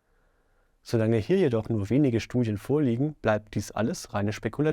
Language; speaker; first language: German; native; German